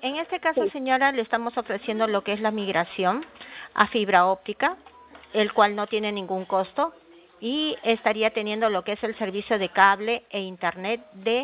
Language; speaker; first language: Spanish; native; Spanish